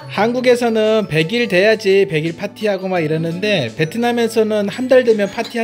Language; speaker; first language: Korean; native; Korean